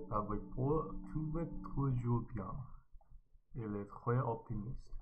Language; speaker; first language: French; non-native, learner; Chinese